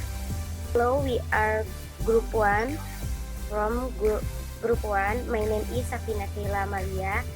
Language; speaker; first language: English; non-native, learner; Indonesian